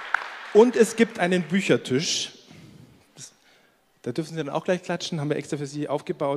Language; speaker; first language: German; native; German